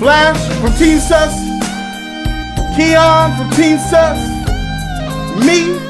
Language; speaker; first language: English; native; English